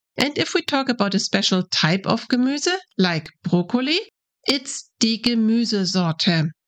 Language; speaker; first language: English; non-native, fluent; German